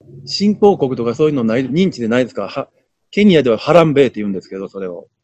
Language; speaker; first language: Japanese; native; Japanese